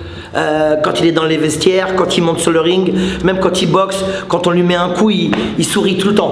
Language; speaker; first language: French; native; French